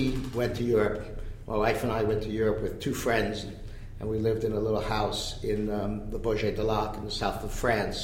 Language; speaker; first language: English; native; English